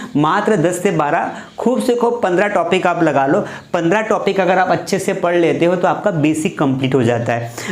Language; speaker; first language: Hindi; native; Hindi